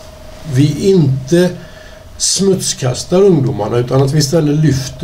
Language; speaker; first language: Swedish; native; Swedish